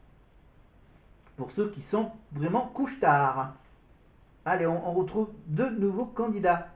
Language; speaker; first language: French; native; French